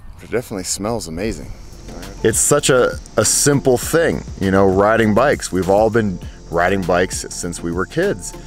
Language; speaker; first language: English; native; English